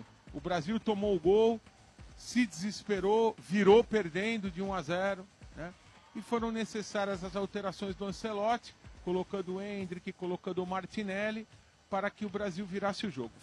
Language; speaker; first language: Portuguese; native; Portuguese